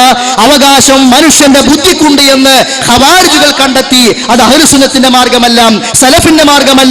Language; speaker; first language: Malayalam; native; Malayalam